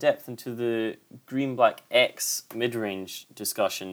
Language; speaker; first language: English; native; English